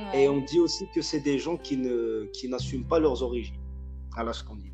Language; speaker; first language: French; non-native, local second language; Kabyle